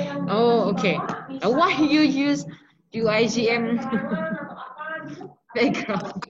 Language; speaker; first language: English; non-native, local second language; Indonesian